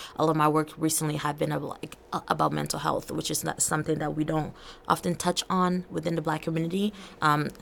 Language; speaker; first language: English; early bilingual, other home language; Portuguese